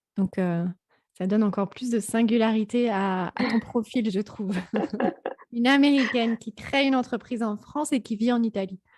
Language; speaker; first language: French; native; French